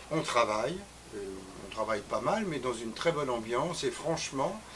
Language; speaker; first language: French; native; French